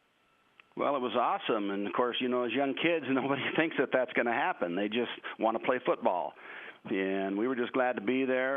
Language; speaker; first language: English; native; English